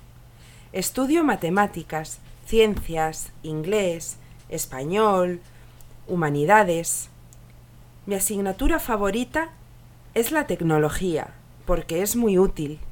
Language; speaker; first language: Spanish; non-native, learner; English